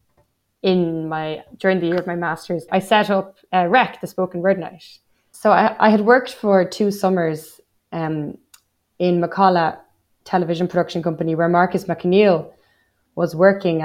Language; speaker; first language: English; native; English